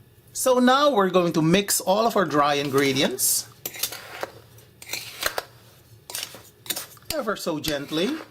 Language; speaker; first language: English; non-native, fluent; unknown